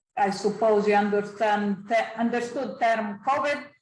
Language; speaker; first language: English; non-native, fluent; Latvian